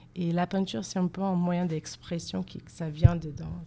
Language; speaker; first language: French; non-native, fluent; Portuguese